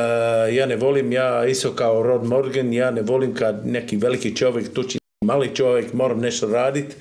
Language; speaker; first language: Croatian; non-native, learner; English